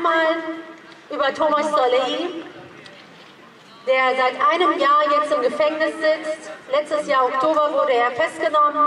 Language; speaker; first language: German; early bilingual, other home language; Persian